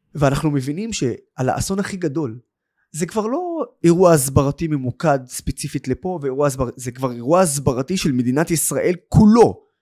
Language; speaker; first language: Hebrew; non-native, local second language; Arabic